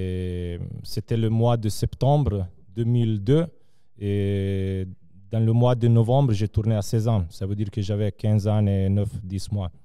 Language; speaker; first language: French; non-native, local second language; Serbian